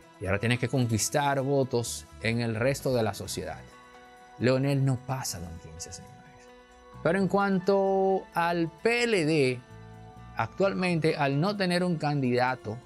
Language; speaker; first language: Spanish; native; Spanish